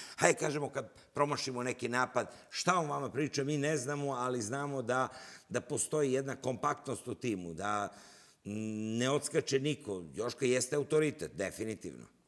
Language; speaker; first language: Serbian; native; Serbian